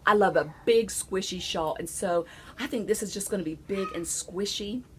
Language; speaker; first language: English; native; English